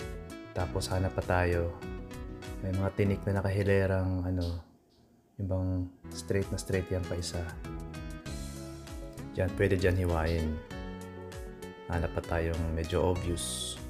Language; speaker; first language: Filipino; native; Filipino